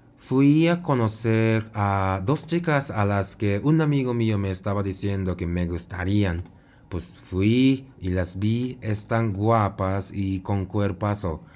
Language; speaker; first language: Spanish; non-native, fluent; Japanese